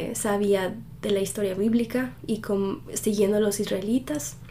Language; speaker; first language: Spanish; early bilingual, heritage; Spanish